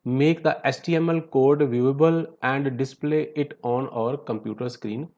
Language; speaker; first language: English; non-native, local second language; Punjabi